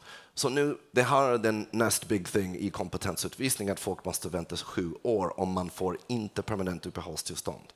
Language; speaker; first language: Swedish; non-native, fluent; English